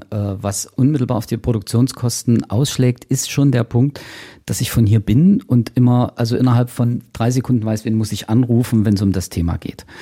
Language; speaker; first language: German; native; German